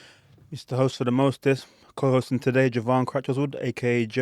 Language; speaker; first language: English; native; English